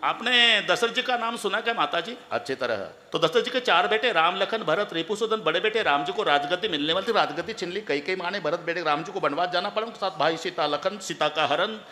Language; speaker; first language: Hindi; non-native, local second language; Marathi